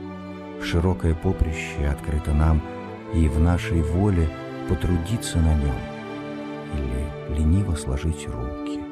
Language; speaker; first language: Russian; native; Russian